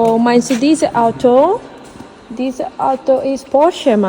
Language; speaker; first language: German; non-native, learner; Telugu